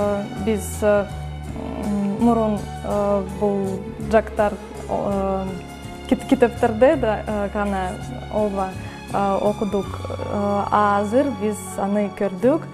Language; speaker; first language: Kyrgyz; non-native, learner; Russian